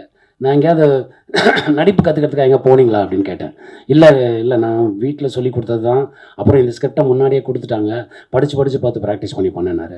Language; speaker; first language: Tamil; native; Tamil